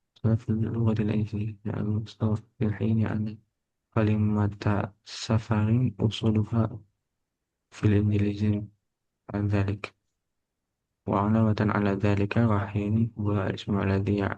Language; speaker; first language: Arabic; non-native, fluent; Indonesian